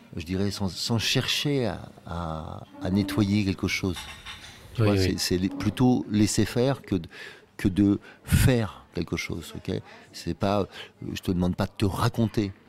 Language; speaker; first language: French; native; French